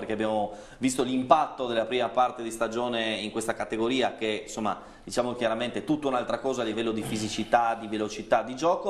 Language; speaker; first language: Italian; native; Italian